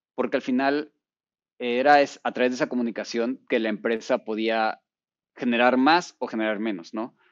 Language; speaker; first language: Spanish; native; Spanish